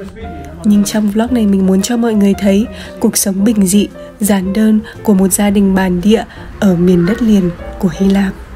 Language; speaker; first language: Vietnamese; native; Vietnamese